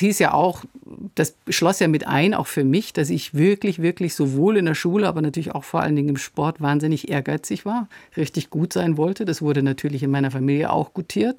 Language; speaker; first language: German; native; German